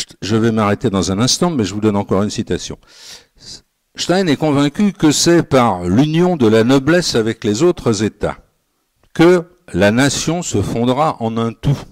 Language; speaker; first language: French; native; French